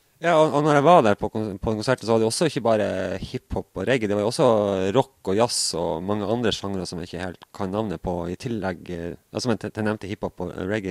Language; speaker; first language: Norwegian; native; Norwegian